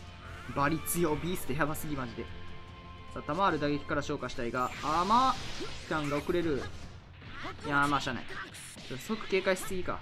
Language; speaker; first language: Japanese; native; Japanese